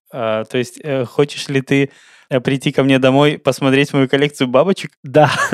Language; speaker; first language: Russian; native; Russian